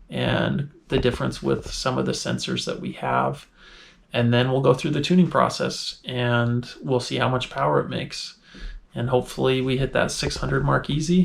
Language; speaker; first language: English; native; English